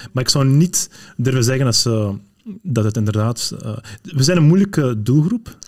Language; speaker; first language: Dutch; early bilingual, other home language; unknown